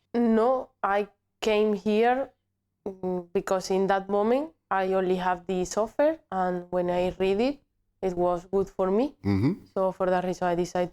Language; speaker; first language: English; non-native, learner; Spanish